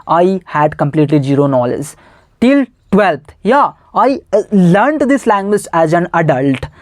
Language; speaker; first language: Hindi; native; Hindi